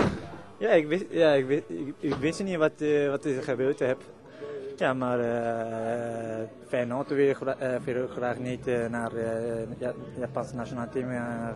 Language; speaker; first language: Dutch; non-native, learner; Japanese